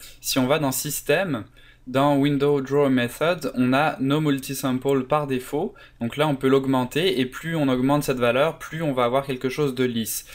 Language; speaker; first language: French; native; French